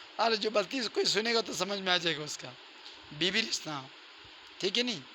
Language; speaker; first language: Urdu; non-native, local second language; Balti